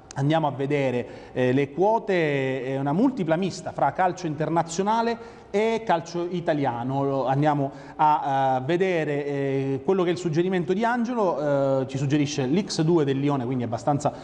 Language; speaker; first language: Italian; native; Italian